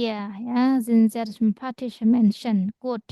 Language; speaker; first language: German; non-native, fluent; Indonesian